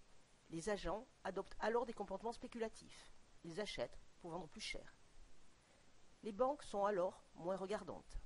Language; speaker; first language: French; native; French